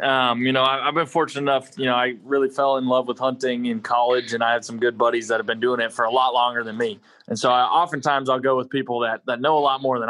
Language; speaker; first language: English; native; English